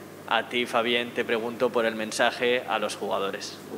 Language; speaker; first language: Spanish; native; Spanish